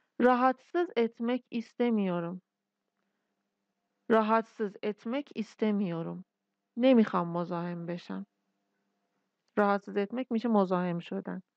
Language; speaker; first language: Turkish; non-native, fluent; Persian